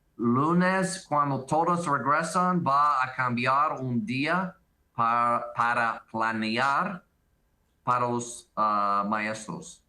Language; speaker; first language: Spanish; non-native, learner; English